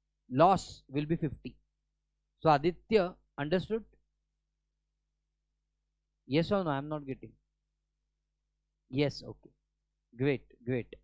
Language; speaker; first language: English; non-native, local second language; Hindi